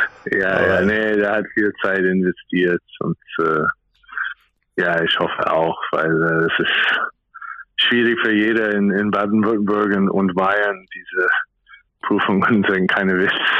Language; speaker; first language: German; non-native, fluent; English